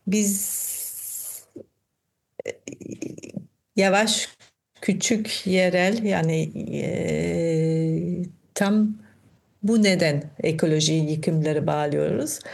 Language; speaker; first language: Turkish; non-native, fluent; German